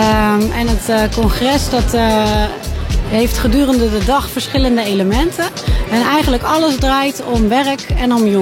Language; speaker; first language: Dutch; native; Dutch